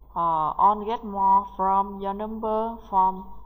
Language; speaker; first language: English; non-native, learner; Vietnamese